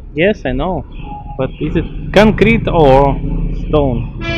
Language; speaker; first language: English; non-native, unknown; Russian